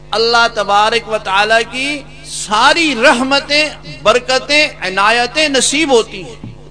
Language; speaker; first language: Urdu; non-native, local second language; Punjabi